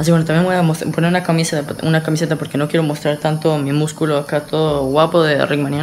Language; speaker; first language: Spanish; native; Spanish